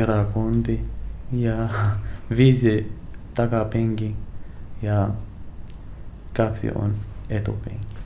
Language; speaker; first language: Finnish; non-native, learner; Arabic